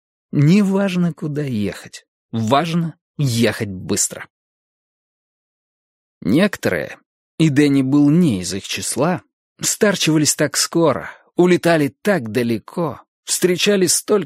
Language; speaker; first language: Russian; native; Russian